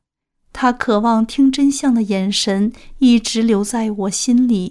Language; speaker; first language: Chinese; native; Chinese